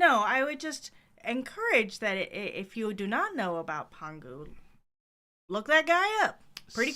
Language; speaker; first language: English; native; English